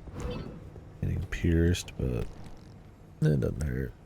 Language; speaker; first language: English; native; English